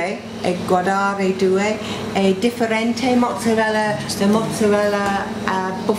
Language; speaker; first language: Italian; non-native, learner; English